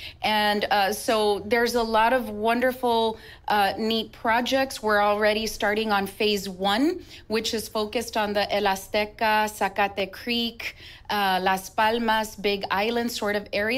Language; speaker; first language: English; native; English